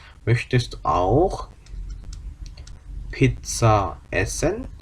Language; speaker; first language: German; non-native, fluent; Korean